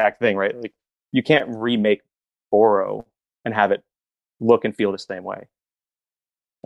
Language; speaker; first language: English; native; English